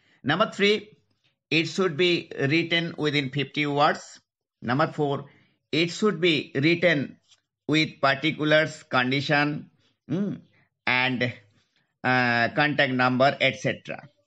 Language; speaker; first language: English; non-native, local second language; Bangla